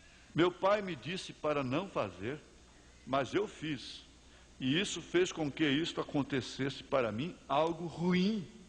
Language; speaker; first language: Portuguese; native; Portuguese